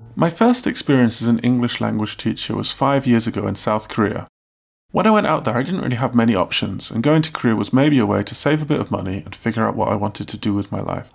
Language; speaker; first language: English; native; English